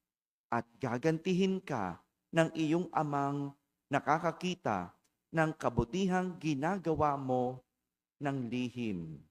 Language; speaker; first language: Filipino; native; Filipino